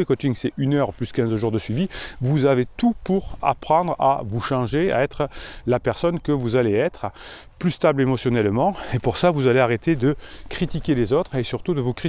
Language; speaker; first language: French; native; French